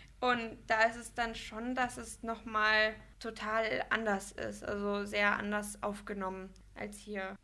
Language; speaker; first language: German; non-native, fluent; Spanish